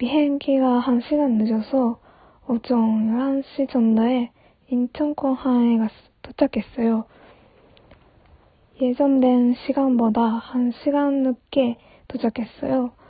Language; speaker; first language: Korean; non-native, learner; Japanese